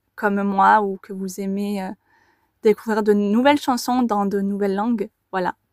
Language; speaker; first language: French; native; French